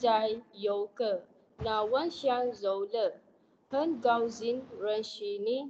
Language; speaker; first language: Chinese; non-native, learner; Malay